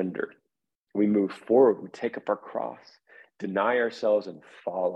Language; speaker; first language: English; native; English